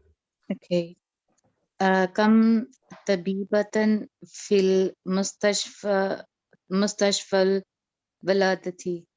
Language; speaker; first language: Arabic; non-native, learner; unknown